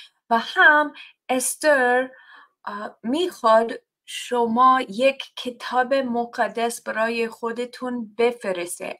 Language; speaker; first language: Persian; non-native, fluent; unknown